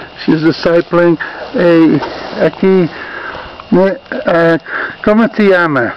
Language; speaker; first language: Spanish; non-native, fluent; English